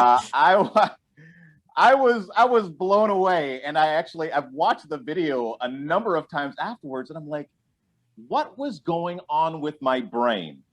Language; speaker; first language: English; native; English